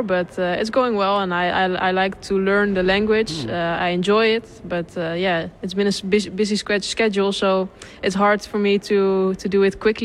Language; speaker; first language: English; non-native, fluent; Dutch